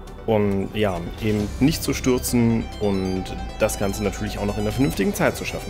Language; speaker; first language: German; native; German